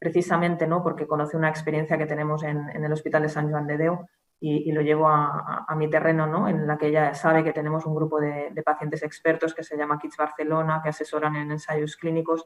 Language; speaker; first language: Spanish; native; Spanish